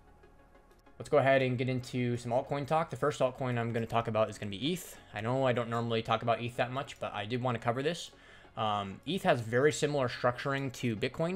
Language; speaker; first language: English; native; English